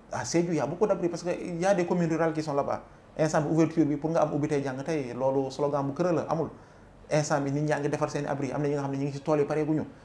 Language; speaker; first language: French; non-native, local second language; Wolof